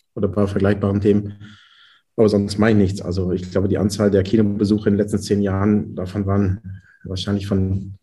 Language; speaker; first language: German; native; German